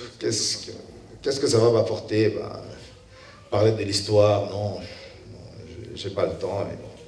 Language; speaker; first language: French; non-native, local second language; Lingala